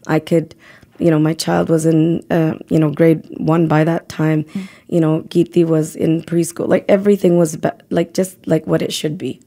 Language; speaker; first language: English; native; English